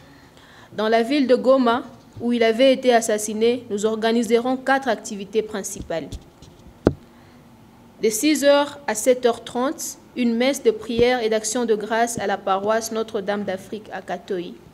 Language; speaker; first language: French; non-native, local second language; Swahili